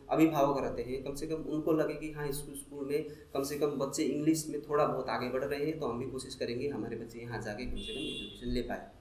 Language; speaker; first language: Hindi; non-native, local second language; Nepali